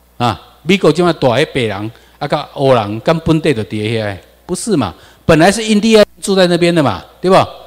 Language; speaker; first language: Chinese; non-native, local second language; Min Nan Chinese